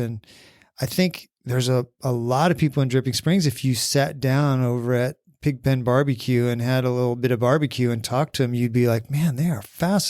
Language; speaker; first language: English; native; English